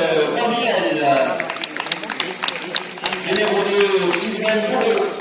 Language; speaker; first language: French; native; French